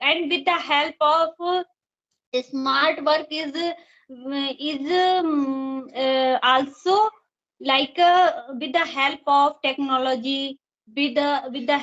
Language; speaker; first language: English; non-native, learner; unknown